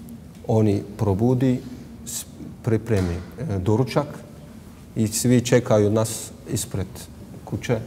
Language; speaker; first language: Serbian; non-native, learner; Turkish